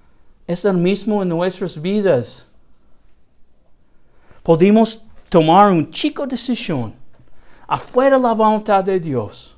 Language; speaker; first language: Spanish; non-native, learner; English